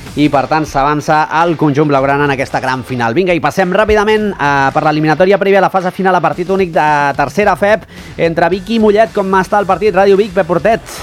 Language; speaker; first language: Catalan; native; Catalan